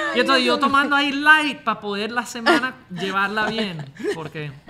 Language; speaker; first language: Spanish; non-native, fluent; English